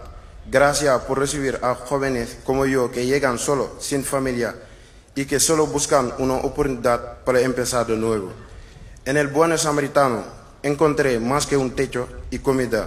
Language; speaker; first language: Spanish; non-native, learner; Wolof